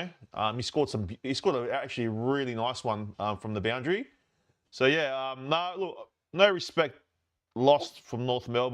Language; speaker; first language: English; native; English